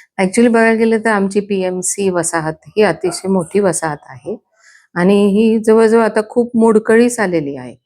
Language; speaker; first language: Marathi; native; Marathi